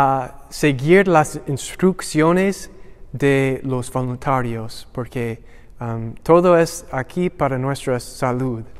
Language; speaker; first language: Spanish; non-native, learner; English